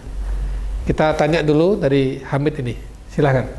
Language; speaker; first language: Indonesian; native; Indonesian